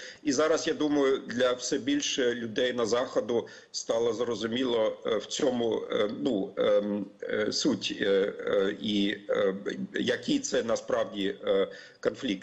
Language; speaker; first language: Ukrainian; non-native, fluent; German